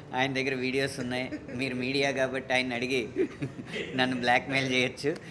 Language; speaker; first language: Telugu; native; Telugu